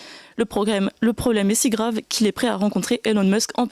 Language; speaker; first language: French; native; French